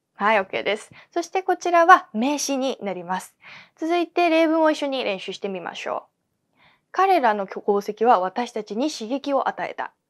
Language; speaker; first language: Japanese; native; Japanese